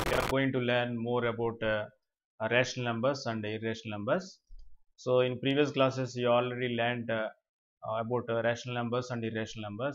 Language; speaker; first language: English; non-native, local second language; Telugu